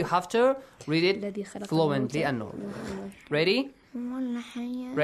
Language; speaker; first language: English; non-native, fluent; Persian